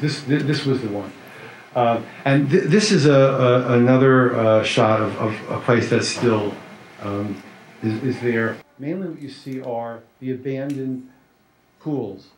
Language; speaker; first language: English; native; English